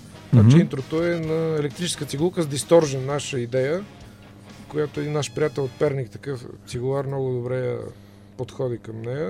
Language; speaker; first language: Bulgarian; native; Bulgarian